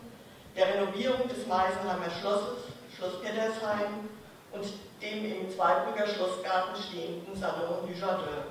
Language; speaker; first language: German; native; German